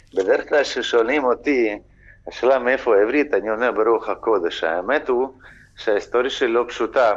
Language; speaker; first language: Hebrew; early bilingual, other home language; Ukrainian